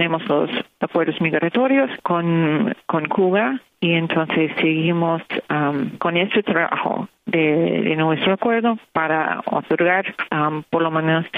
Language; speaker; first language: Spanish; non-native, fluent; English